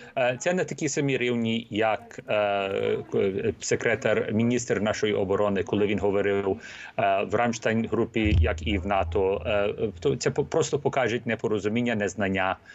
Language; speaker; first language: Ukrainian; early bilingual, heritage; Ukrainian